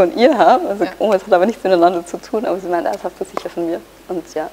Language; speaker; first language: German; native; German